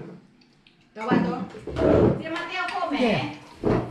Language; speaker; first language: Italian; non-native, learner; Thai